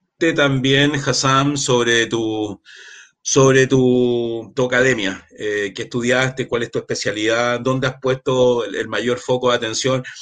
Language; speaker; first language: Spanish; native; Spanish